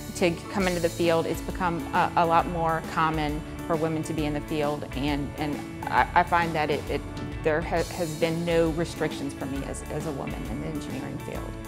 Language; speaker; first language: English; native; English